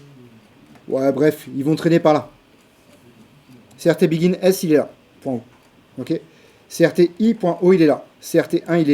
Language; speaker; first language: French; native; French